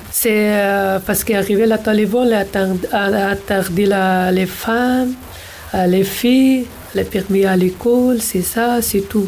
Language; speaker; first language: French; non-native, learner; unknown